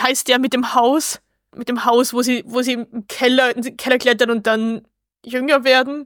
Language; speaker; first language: German; native; German